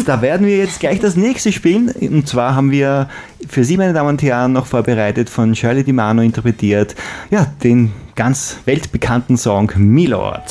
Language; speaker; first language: German; native; German